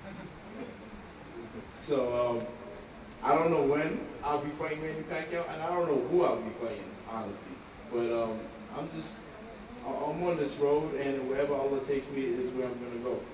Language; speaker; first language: English; native; English